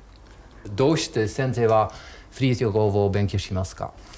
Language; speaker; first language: Japanese; non-native, learner; Western Frisian